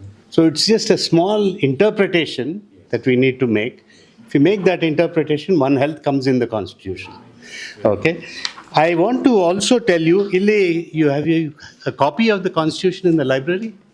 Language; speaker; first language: English; non-native, local second language; Telugu